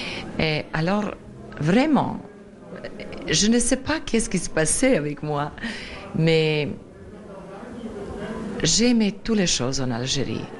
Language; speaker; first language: French; non-native, fluent; Serbian